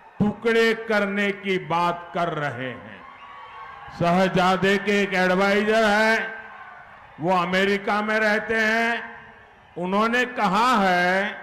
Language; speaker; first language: Hindi; non-native, local second language; Gujarati